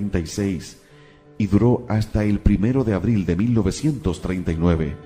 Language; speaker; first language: Spanish; native; Spanish